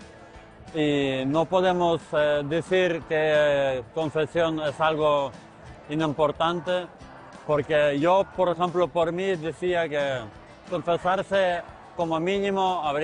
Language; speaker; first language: Spanish; non-native, fluent; Ukrainian